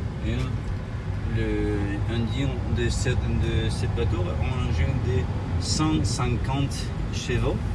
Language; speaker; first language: French; non-native, learner; Spanish